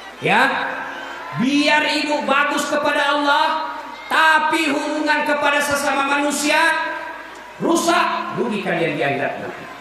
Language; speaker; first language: Indonesian; non-native, local second language; Buginese